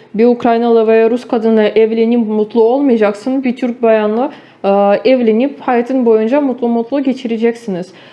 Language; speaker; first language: Turkish; non-native, fluent; Ukrainian